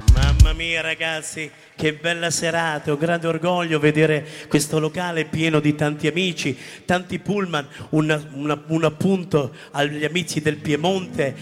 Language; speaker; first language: Italian; native; Italian